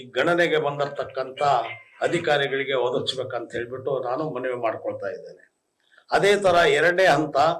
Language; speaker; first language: Kannada; non-native, local second language; Lambadi